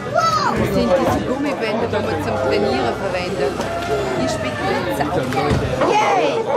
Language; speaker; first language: German; native; German